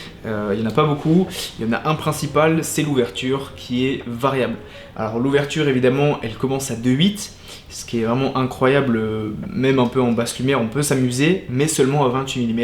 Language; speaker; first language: French; native; French